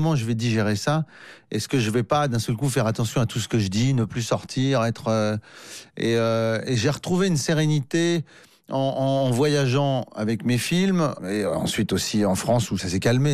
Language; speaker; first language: French; native; French